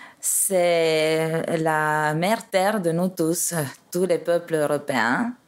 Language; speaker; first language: French; non-native, fluent; Romanian